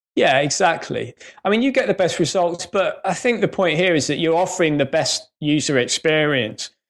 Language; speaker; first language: English; native; English